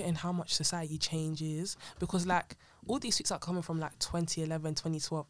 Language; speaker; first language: English; non-native, local second language; French